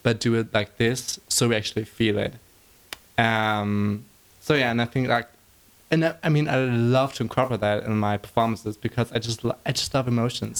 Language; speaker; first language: English; non-native, fluent; German